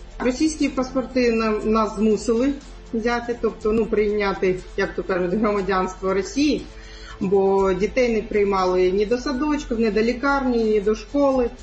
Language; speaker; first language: Ukrainian; non-native, local second language; Crimean Tatar